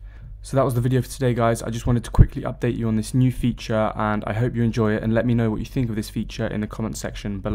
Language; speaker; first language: English; native; English